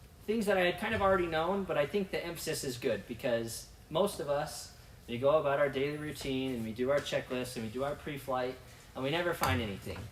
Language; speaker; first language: English; native; English